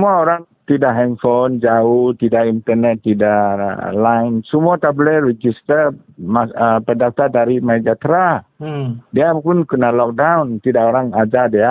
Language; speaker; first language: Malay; non-native, local second language; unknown